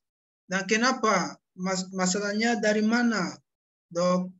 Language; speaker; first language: Indonesian; non-native, learner; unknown